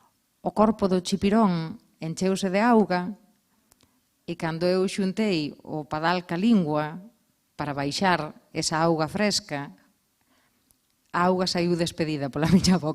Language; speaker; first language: Galician; native; Galician